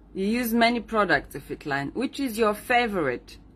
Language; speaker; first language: English; non-native, learner; Bulgarian